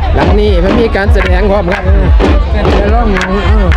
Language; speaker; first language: Thai; non-native, local second language; Northeastern Thai